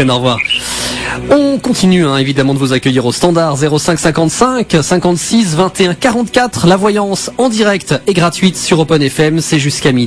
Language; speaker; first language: French; native; French